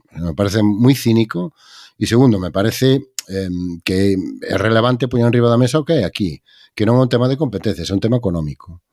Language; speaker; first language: Galician; native; Galician